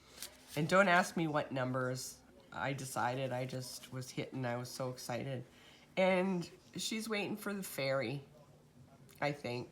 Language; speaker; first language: English; native; English